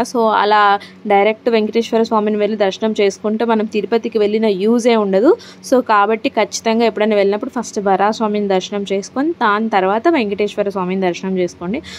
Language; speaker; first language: Telugu; non-native, local second language; Lambadi